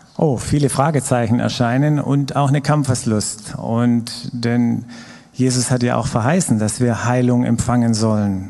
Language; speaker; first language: German; native; German